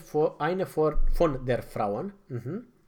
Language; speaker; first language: German; non-native, fluent; Romanian